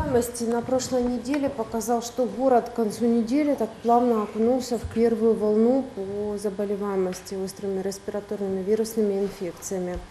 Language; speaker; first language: Russian; native; Russian